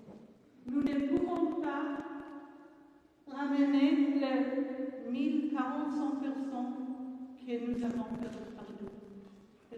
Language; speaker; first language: French; non-native, fluent; Hebrew